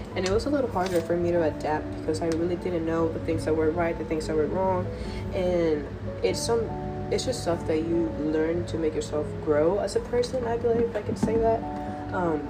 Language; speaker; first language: English; non-native, fluent; Spanish